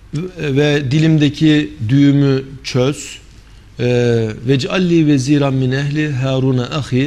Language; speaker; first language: Turkish; native; Turkish